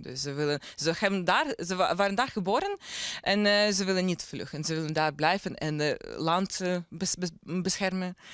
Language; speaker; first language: Dutch; non-native, learner; Ukrainian